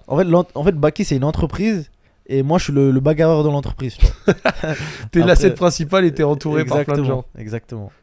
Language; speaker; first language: French; early bilingual, other home language; Chechen